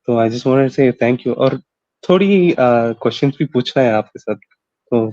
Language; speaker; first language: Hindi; non-native, local second language; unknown